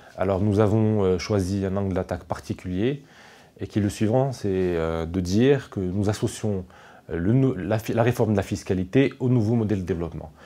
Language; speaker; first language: French; non-native, local second language; Arabic